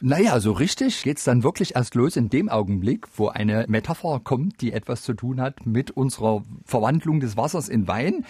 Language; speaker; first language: German; native; German